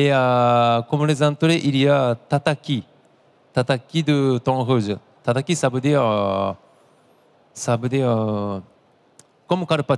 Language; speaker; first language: French; non-native, learner; Japanese